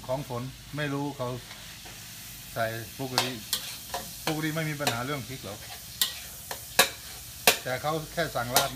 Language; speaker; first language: Thai; non-native, fluent; Danish